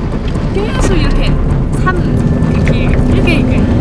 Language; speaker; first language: Korean; non-native, fluent; Chinese